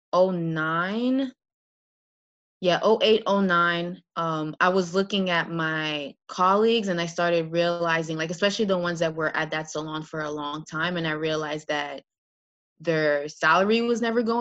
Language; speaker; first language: English; native; English